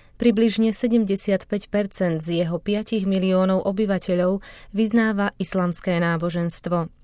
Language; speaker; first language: Slovak; native; Slovak